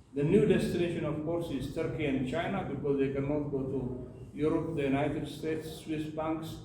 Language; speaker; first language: English; non-native, local second language; Amharic